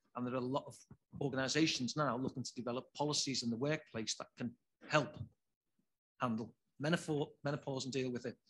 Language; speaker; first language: English; native; English